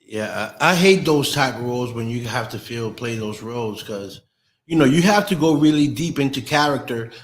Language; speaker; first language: English; native; English